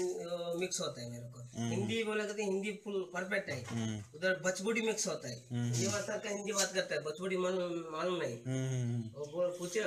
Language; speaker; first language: Hindi; non-native, local second language; Kannada